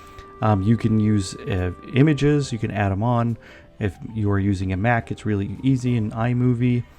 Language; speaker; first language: English; native; English